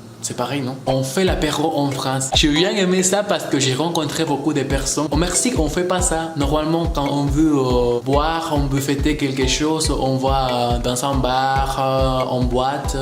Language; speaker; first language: French; non-native, fluent; Spanish